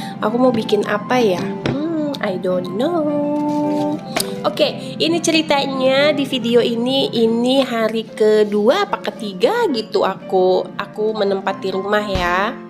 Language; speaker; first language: Indonesian; native; Indonesian